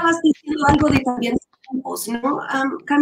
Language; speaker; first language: Spanish; non-native, learner; English